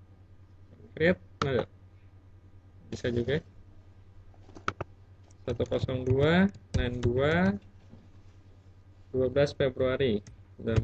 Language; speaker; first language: Indonesian; native; Indonesian